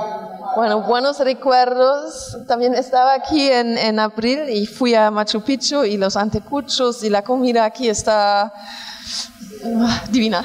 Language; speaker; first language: Spanish; non-native, fluent; German